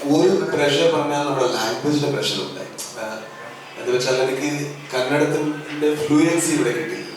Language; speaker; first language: Malayalam; non-native, learner; Kannada